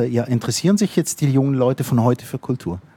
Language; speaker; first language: German; native; German